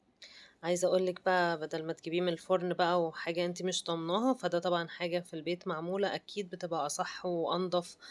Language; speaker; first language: Arabic; native; Arabic